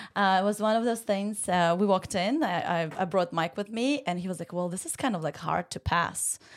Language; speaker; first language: English; non-native, fluent; Ukrainian